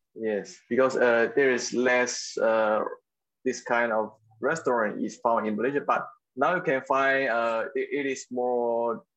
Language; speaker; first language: English; non-native, local second language; Chinese